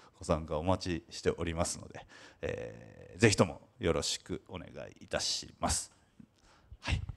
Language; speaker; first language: Japanese; native; Japanese